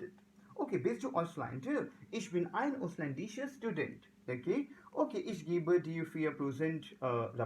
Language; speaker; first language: German; non-native, learner; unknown